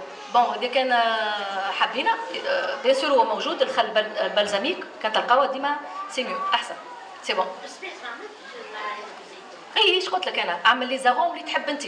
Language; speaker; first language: Arabic; native; Arabic